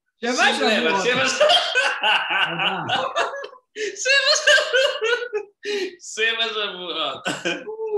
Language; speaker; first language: Hebrew; non-native, learner; Indonesian